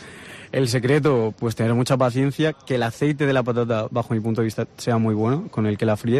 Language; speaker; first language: Spanish; native; Spanish